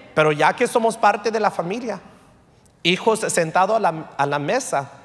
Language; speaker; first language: Spanish; early bilingual, heritage; Spanish